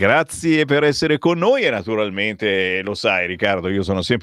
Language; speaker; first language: Italian; native; Italian